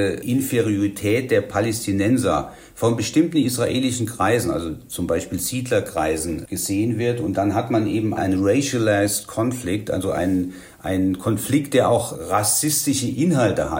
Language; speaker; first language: German; native; German